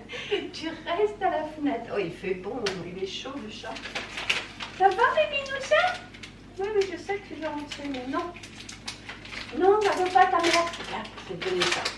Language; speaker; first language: French; native; French